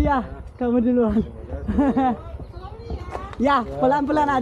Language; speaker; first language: Indonesian; non-native, learner; English